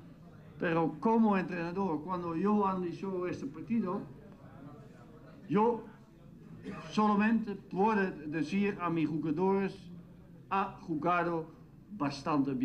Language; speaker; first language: Spanish; non-native, fluent; Dutch